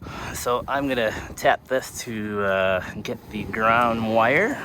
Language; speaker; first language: English; native; English